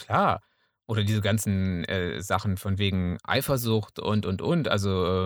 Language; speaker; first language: German; native; German